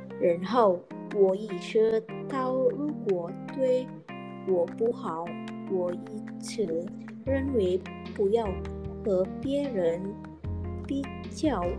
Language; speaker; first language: Chinese; non-native, learner; Indonesian